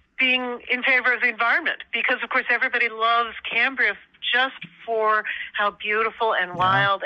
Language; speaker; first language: English; native; English